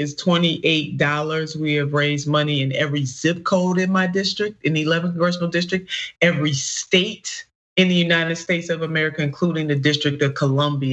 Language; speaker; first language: English; native; English